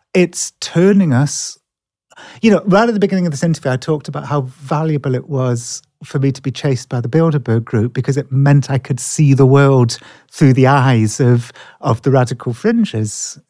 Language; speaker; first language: English; native; English